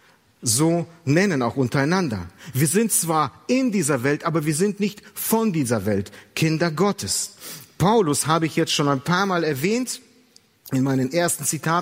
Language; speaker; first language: German; native; German